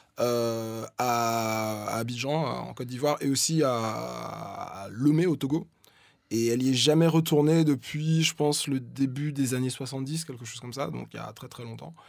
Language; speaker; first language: French; native; French